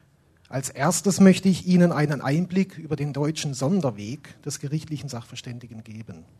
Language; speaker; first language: German; native; German